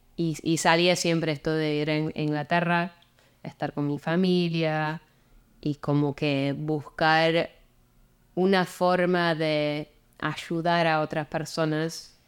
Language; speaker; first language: Spanish; non-native, fluent; English